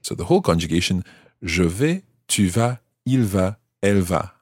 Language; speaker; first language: French; non-native, fluent; English